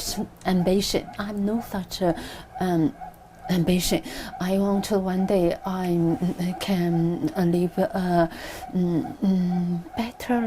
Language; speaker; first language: English; non-native, learner; Chinese